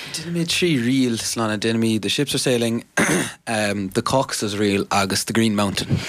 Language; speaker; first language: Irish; non-native, local second language; English